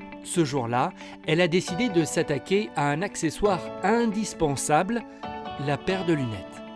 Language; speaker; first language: French; native; French